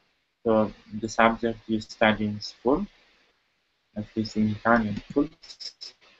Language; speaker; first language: English; non-native, fluent; Italian